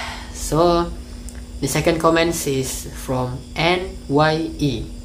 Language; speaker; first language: English; non-native, local second language; Malay